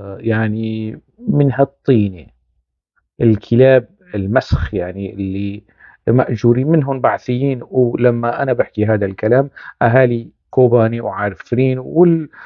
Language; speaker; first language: Arabic; non-native, local second language; Kurdish